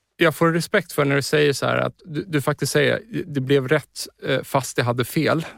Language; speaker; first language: Swedish; native; Swedish